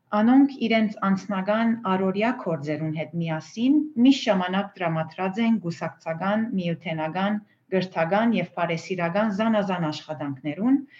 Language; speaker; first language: Armenian; early bilingual, heritage; Armenian